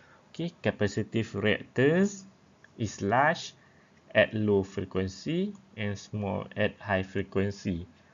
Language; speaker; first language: English; non-native, local second language; Malay